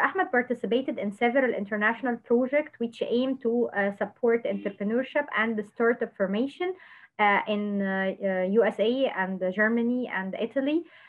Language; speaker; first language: English; non-native, fluent; Arabic